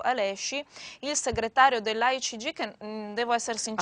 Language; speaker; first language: Italian; native; Italian